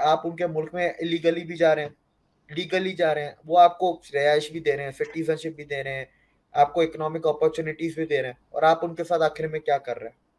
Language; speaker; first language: Hindi; native; Hindi